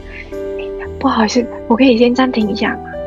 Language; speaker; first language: Chinese; non-native, fluent; Vietnamese